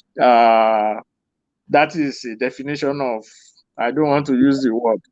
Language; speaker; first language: English; non-native, local second language; Yoruba